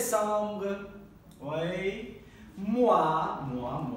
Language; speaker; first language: French; non-native, fluent; Turkish